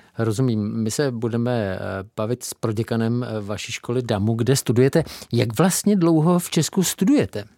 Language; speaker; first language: Czech; native; Czech